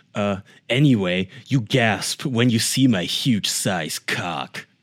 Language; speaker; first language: English; non-native, fluent; German